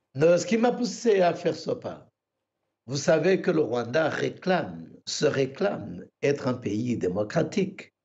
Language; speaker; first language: French; non-native, local second language; Kinyarwanda